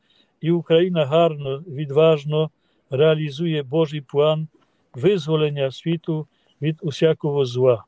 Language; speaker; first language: Ukrainian; non-native, fluent; Polish